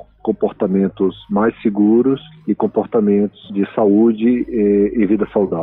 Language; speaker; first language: Portuguese; native; Portuguese